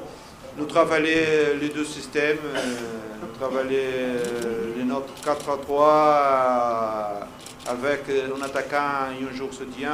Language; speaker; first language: French; non-native, fluent; Portuguese